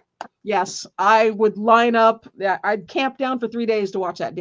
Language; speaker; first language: English; native; English